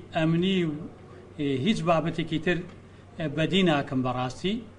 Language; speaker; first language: Central Kurdish; native; Central Kurdish